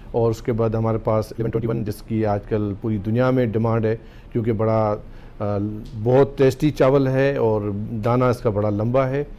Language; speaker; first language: Urdu; native; Urdu